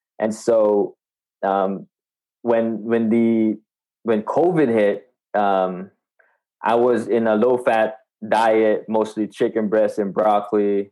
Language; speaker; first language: English; non-native, local second language; Filipino